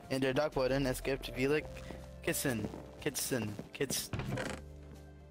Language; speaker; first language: German; non-native, learner; English